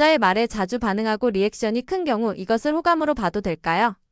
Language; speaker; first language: Korean; native; Korean